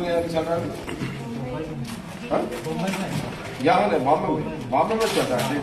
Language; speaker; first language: Hindi; non-native, local second language; Telugu